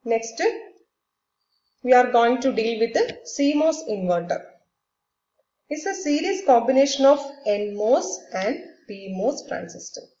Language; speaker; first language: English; non-native, local second language; Malayalam